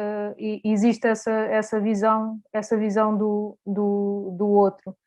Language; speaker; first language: Portuguese; native; Portuguese